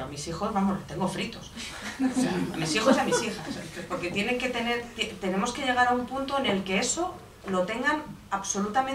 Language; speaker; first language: Spanish; native; Spanish